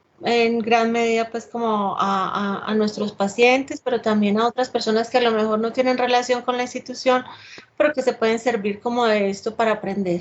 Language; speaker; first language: Spanish; native; Spanish